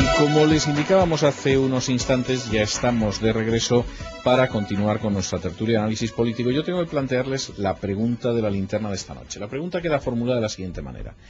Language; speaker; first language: Spanish; native; Spanish